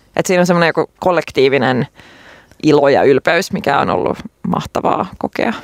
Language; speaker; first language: Finnish; non-native, local second language; Swedish